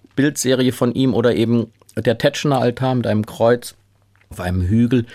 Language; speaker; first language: German; native; German